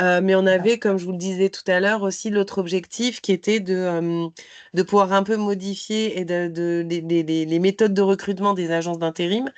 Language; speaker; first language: French; native; French